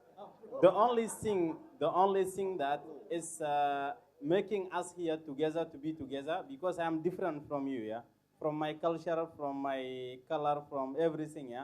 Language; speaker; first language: English; non-native, fluent; Arabic